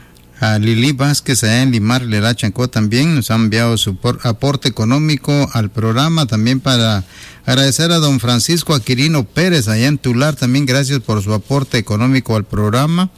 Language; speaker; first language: Spanish; native; Spanish